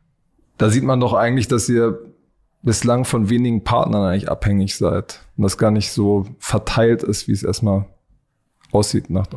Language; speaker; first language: German; native; German